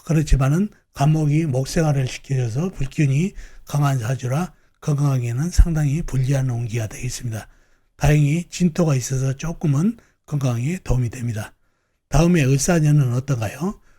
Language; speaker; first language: Korean; native; Korean